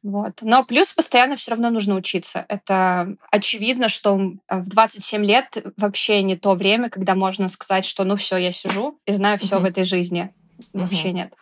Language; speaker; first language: Russian; native; Russian